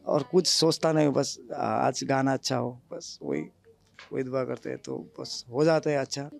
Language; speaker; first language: Hindi; non-native, local second language; Nepali